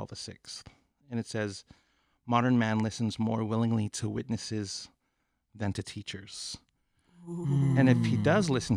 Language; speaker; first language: English; native; English